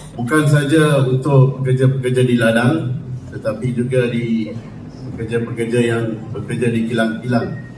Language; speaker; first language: Malay; non-native, local second language; Tamil